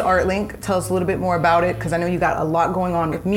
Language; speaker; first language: English; native; English